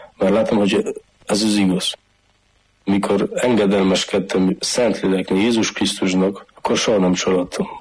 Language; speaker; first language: Hungarian; non-native, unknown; Polish